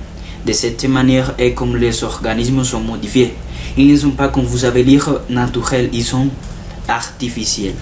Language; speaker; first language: French; non-native, learner; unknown